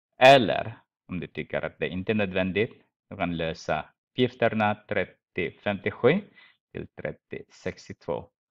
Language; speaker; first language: Swedish; non-native, fluent; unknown